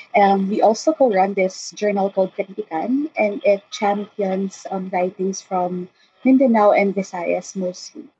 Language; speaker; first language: English; non-native, local second language; Chavacano